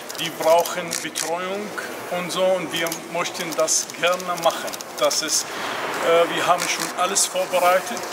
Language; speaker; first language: German; non-native, learner; Arabic